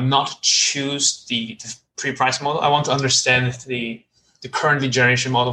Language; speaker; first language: English; non-native, local second language; Cantonese